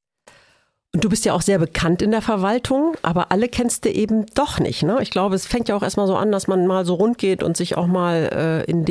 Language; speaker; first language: German; native; German